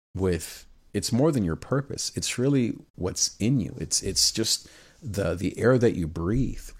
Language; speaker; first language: English; early bilingual, other home language; Spanish